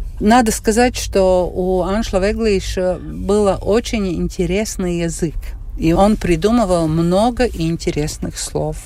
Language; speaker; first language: Russian; non-native, local second language; Latvian